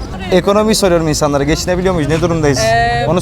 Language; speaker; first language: Turkish; native; Turkish